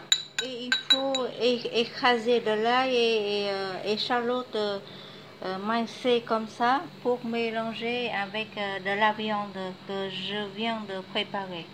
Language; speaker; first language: French; non-native, fluent; Vietnamese